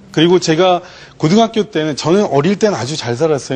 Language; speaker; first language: Korean; native; Korean